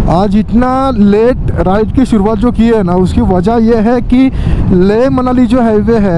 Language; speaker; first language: Hindi; non-native, local second language; Marathi